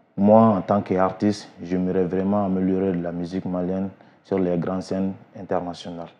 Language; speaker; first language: French; non-native, local second language; Bambara